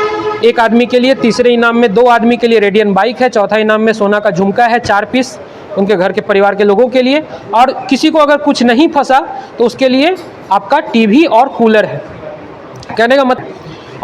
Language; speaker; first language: Hindi; native; Hindi